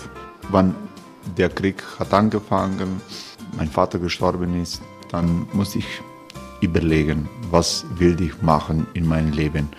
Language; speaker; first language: German; non-native, fluent; Croatian